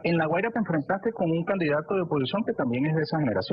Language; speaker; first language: Spanish; native; Spanish